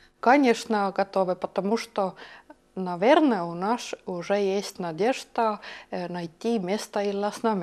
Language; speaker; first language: Russian; non-native, local second language; Estonian